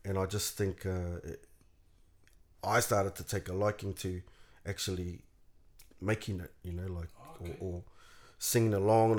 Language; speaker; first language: English; native; English